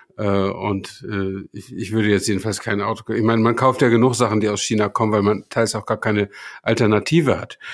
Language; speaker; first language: German; native; German